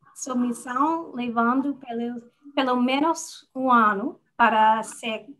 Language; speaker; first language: Portuguese; non-native, learner; English